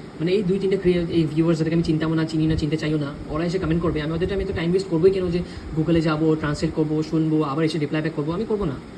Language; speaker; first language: Bangla; early bilingual, heritage; Bangla